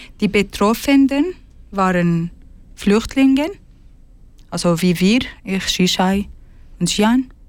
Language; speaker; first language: German; non-native, fluent; Arabic